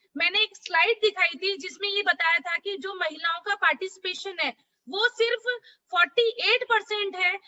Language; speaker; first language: Hindi; native; Hindi